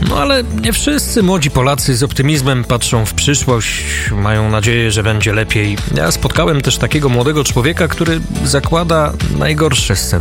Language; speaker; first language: Polish; native; Polish